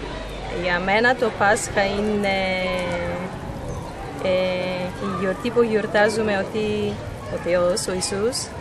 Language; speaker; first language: Greek; non-native, fluent; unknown